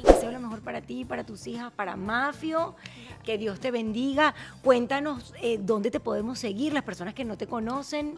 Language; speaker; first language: Spanish; native; Spanish